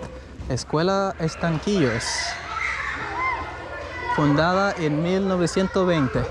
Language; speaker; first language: Spanish; non-native, fluent; English